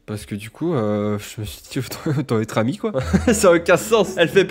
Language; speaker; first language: French; native; French